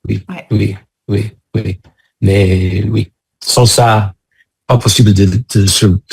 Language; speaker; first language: French; non-native, fluent; English